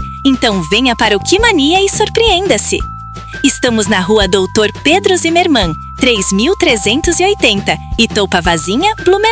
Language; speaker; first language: Portuguese; native; Portuguese